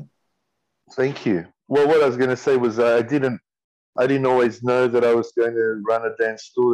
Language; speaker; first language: English; native; English